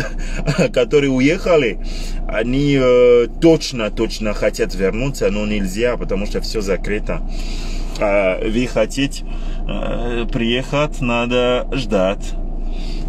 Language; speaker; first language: Russian; non-native, learner; Lingala